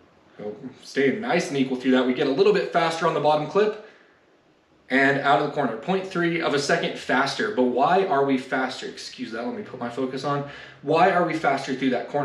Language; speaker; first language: English; native; English